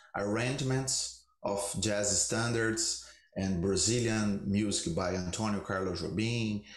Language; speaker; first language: English; non-native, learner; Portuguese